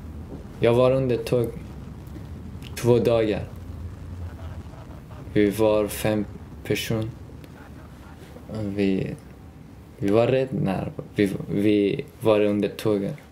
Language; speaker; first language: Swedish; non-native, learner; Persian